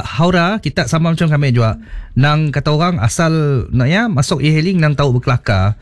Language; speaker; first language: Malay; native; Malay